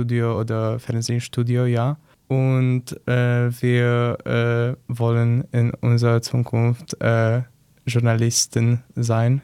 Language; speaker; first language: German; non-native, learner; Polish